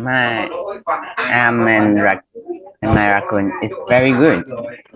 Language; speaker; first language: English; non-native, learner; Vietnamese